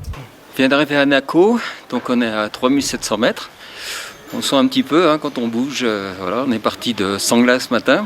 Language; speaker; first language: French; native; French